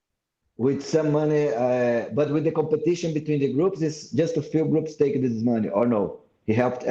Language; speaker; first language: English; non-native, fluent; Portuguese